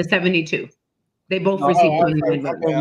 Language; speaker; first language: English; native; English